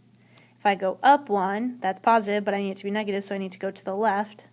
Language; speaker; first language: English; native; English